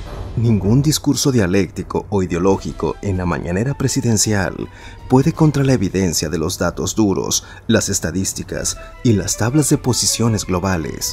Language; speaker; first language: Spanish; native; Spanish